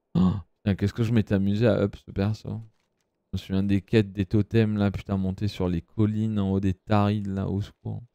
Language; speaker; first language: French; early bilingual, other home language; Italian